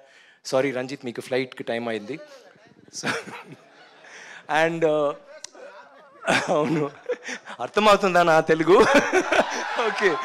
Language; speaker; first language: Telugu; non-native, learner; Tamil